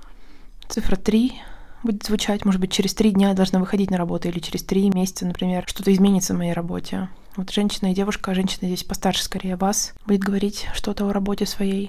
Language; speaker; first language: Russian; native; Russian